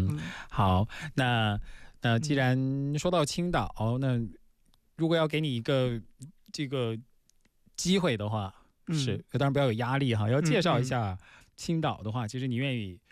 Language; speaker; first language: Chinese; native; Chinese